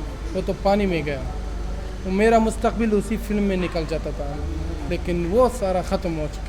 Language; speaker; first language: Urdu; non-native, local second language; Pashto